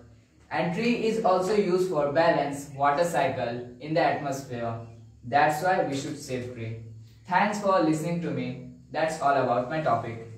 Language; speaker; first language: English; non-native, learner; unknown